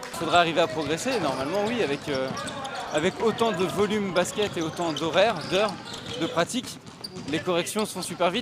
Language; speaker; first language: French; native; French